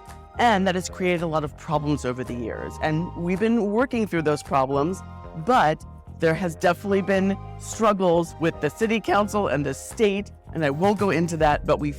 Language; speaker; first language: English; native; English